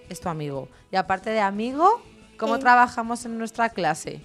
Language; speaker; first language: Spanish; native; Spanish